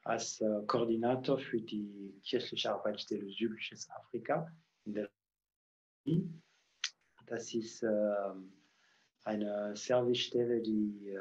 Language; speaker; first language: German; non-native, fluent; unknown